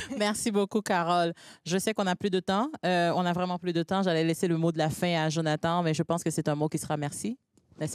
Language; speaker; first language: French; native; French